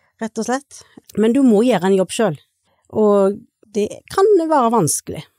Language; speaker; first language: Norwegian; native; Norwegian